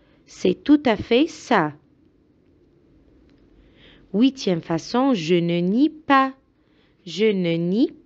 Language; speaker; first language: French; non-native, fluent; Arabic